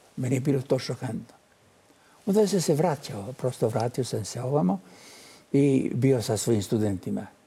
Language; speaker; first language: Bosnian; native; Bosnian